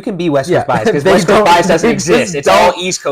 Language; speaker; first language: English; native; English